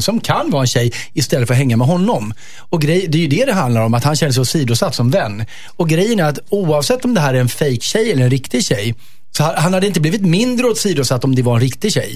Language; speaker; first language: Swedish; native; Swedish